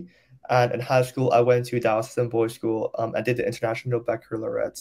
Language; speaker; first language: English; non-native, local second language; Cantonese